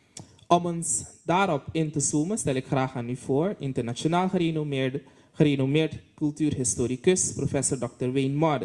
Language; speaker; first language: Dutch; native; Dutch